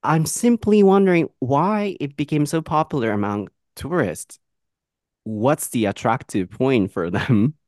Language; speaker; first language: English; non-native, fluent; Japanese